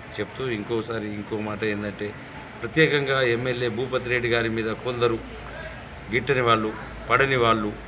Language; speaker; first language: Telugu; non-native, local second language; Lambadi